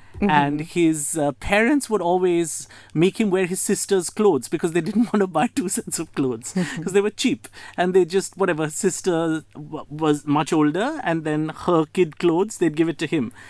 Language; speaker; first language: English; non-native, local second language; Bangla